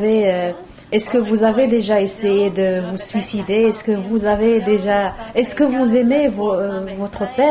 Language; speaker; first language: French; non-native, local second language; Arabic